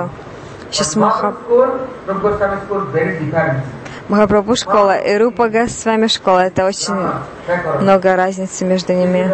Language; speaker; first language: Russian; non-native, learner; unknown